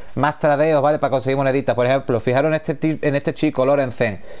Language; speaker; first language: Spanish; native; Spanish